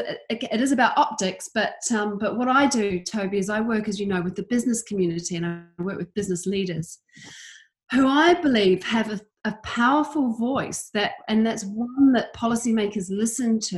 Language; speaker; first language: English; native; English